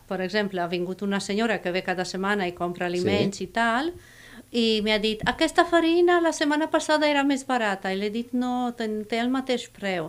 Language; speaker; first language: Catalan; non-native, fluent; Romanian